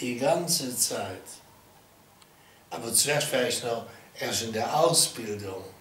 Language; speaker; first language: German; non-native, local second language; Luxembourgish